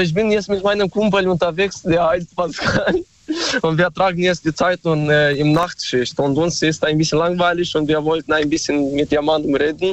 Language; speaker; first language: German; non-native, learner; Romanian